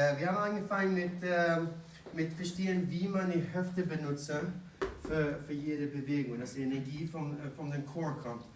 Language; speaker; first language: German; non-native, fluent; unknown